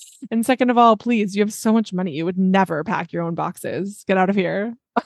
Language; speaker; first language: English; native; English